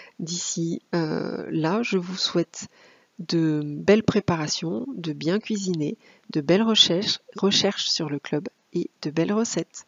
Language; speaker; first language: French; native; French